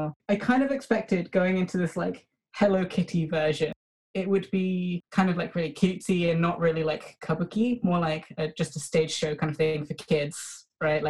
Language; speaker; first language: English; native; English